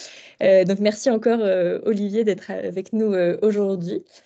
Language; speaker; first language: French; native; French